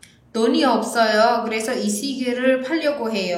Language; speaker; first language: Korean; non-native, fluent; Indonesian